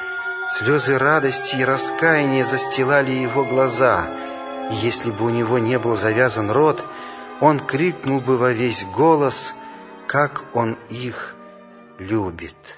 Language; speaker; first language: Russian; native; Russian